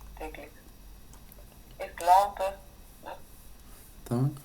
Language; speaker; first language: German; non-native, learner; Ukrainian